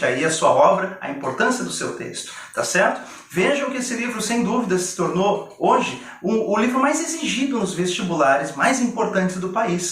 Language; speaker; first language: Portuguese; native; Portuguese